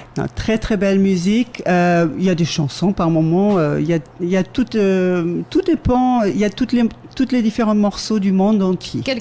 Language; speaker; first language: French; native; French